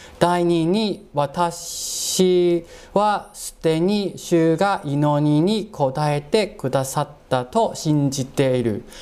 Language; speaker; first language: Japanese; non-native, fluent; Cantonese